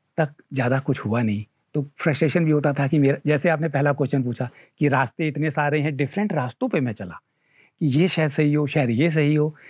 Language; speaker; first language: Hindi; native; Hindi